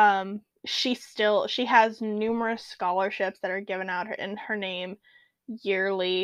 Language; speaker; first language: English; native; English